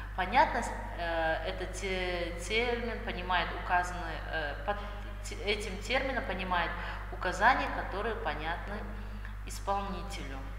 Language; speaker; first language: Russian; non-native, local second language; Kazakh